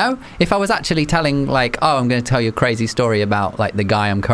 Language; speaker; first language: English; native; English